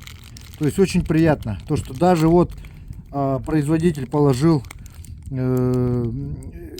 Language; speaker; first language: Russian; native; Russian